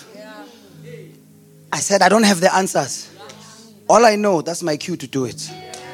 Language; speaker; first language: English; non-native, local second language; Zulu